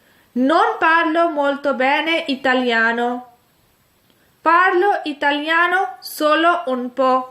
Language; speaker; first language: Italian; non-native, fluent; Urdu